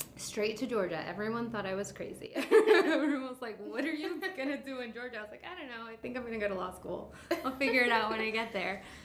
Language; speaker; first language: English; early bilingual, other home language; Spanish